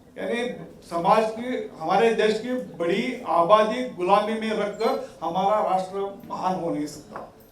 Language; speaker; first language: Hindi; non-native, local second language; Marathi